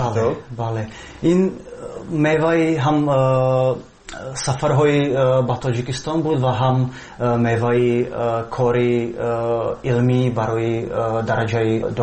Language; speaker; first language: Persian; non-native, learner; Czech